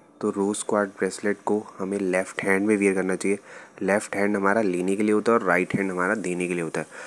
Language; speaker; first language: Hindi; native; Hindi